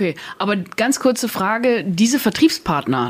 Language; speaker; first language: German; native; German